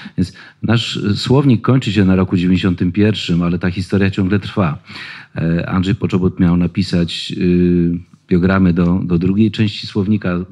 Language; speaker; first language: Polish; native; Polish